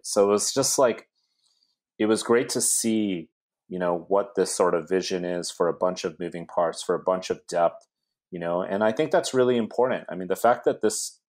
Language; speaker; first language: English; native; English